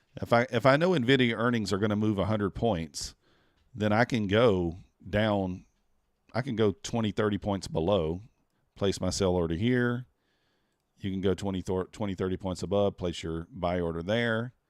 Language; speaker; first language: English; native; English